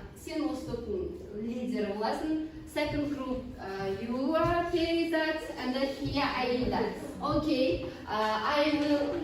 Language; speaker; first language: English; non-native, learner; Kazakh